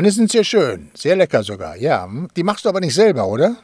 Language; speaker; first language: German; native; German